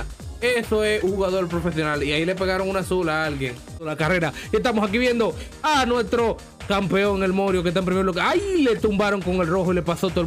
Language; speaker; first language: Spanish; native; Spanish